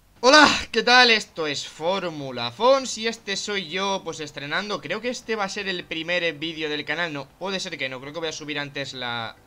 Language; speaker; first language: Spanish; native; Spanish